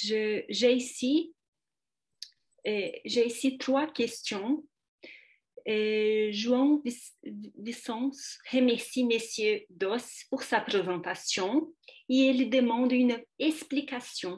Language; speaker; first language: French; non-native, fluent; Portuguese